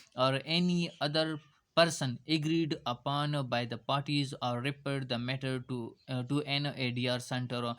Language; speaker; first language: English; non-native, local second language; Urdu